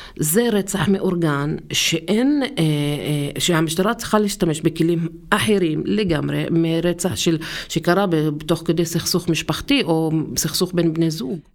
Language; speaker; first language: Hebrew; non-native, local second language; Arabic